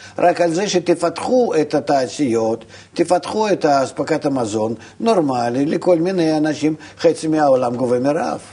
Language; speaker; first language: Hebrew; non-native, fluent; Russian